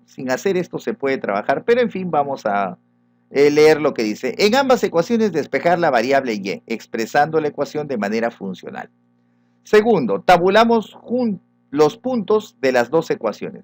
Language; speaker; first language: Spanish; native; Spanish